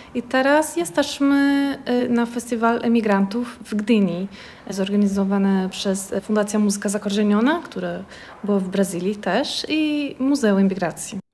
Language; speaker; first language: Polish; early bilingual, heritage; Portuguese